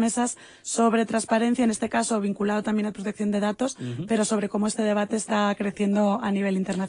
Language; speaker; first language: Spanish; native; Spanish